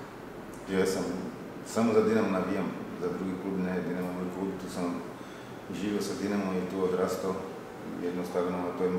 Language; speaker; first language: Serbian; non-native, fluent; Portuguese